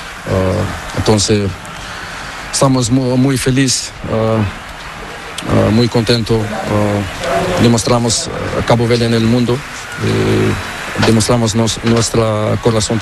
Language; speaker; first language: Spanish; non-native, learner; Portuguese